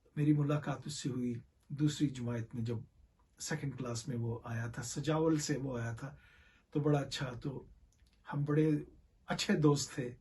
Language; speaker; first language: Urdu; native; Urdu